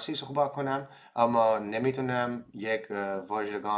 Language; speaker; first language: Persian; non-native, learner; Dutch